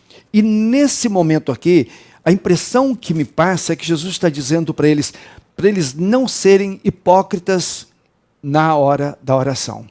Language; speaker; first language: Portuguese; native; Portuguese